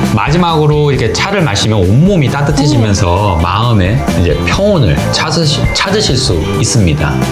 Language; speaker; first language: Korean; native; Korean